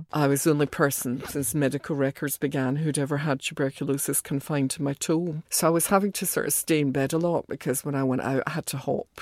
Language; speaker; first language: English; native; English